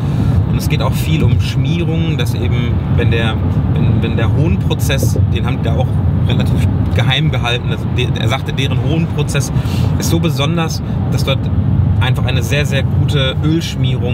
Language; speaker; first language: German; native; German